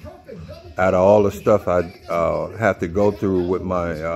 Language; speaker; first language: English; native; English